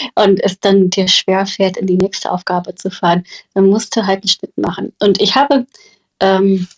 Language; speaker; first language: German; non-native, fluent; English